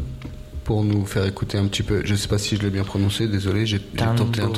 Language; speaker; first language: French; native; French